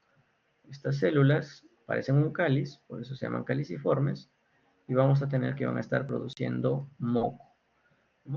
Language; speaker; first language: Spanish; native; Spanish